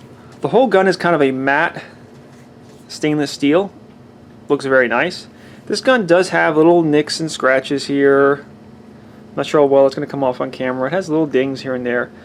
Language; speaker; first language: English; native; English